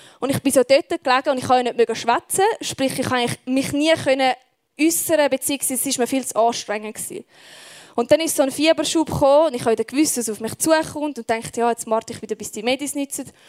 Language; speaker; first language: German; native; German